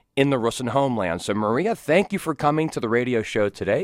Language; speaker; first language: English; native; English